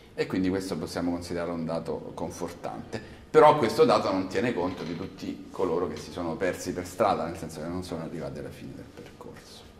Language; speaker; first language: Italian; native; Italian